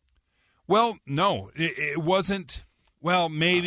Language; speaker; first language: English; native; English